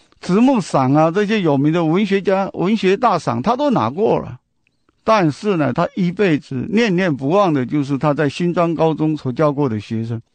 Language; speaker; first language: Chinese; non-native, local second language; Min Nan Chinese